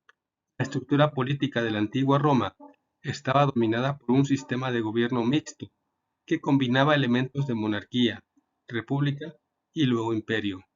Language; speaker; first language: Spanish; native; Spanish